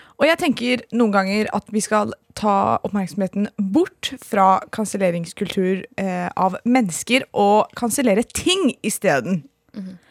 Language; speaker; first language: Norwegian; native; Norwegian